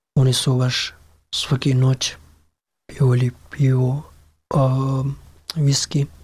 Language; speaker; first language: Serbian; non-native, learner; Pashto